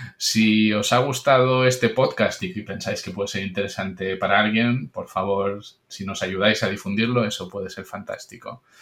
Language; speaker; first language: Spanish; non-native, local second language; Catalan